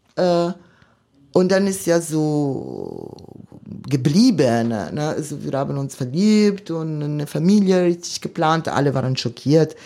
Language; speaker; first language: German; non-native, fluent; Italian